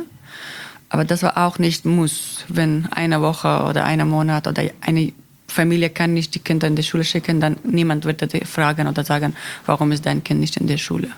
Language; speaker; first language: German; non-native, learner; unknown